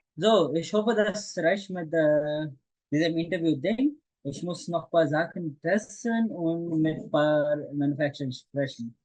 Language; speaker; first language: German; non-native, learner; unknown